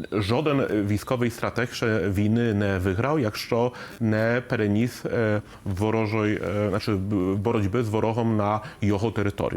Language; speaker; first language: Polish; non-native, learner; Ukrainian